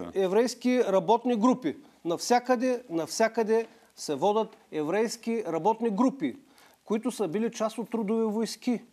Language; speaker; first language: Bulgarian; native; Bulgarian